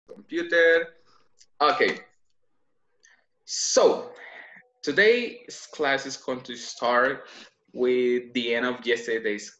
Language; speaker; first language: English; non-native, fluent; Spanish